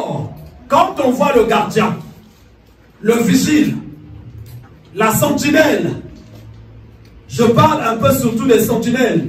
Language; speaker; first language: French; non-native, local second language; Lingala